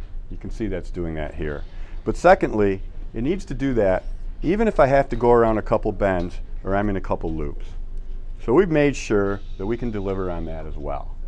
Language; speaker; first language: English; native; English